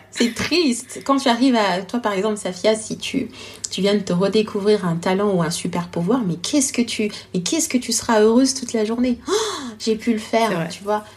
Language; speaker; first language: French; non-native, local second language; Lingala